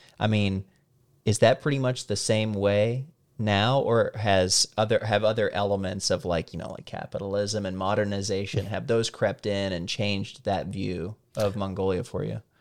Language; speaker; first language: English; native; English